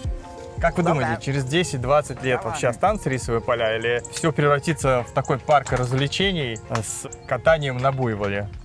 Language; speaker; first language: Russian; native; Russian